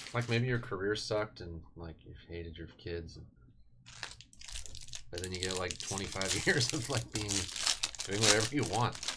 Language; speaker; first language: English; native; English